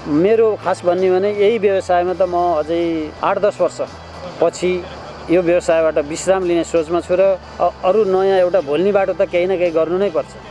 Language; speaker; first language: Nepali; native; Nepali